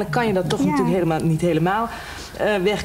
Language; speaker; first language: Dutch; native; Dutch